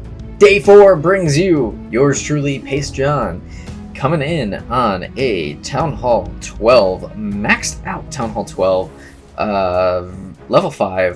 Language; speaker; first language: English; native; English